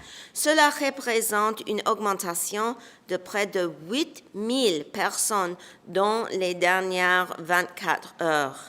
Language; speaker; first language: French; non-native, local second language; English